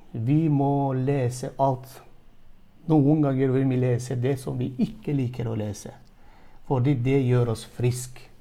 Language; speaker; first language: Norwegian; non-native, fluent; Turkmen